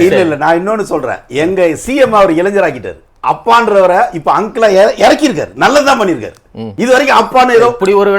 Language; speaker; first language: Tamil; native; Tamil